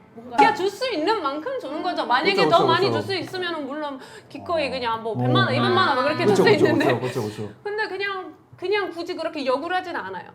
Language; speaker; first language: Korean; non-native, fluent; Italian